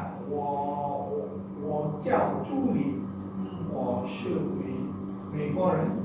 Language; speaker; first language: Chinese; non-native, learner; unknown